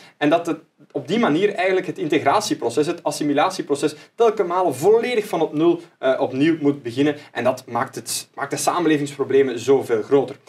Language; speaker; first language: Dutch; native; Dutch